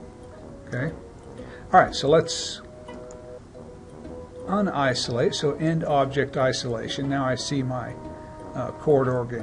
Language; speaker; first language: English; native; English